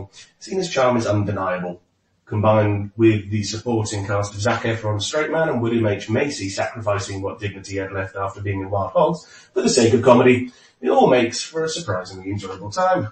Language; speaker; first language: English; native; English